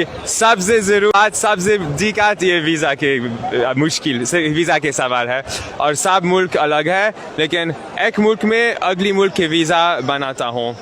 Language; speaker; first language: Hindi; non-native, learner; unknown